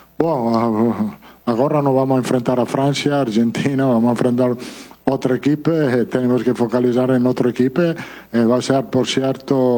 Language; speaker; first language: Portuguese; non-native, fluent; Italian